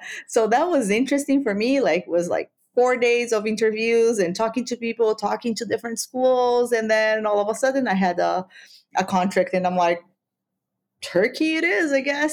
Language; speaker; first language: English; non-native, fluent; Spanish